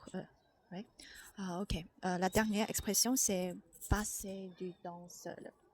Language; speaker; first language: French; non-native, learner; Chinese